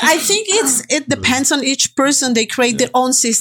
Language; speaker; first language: English; non-native, fluent; Spanish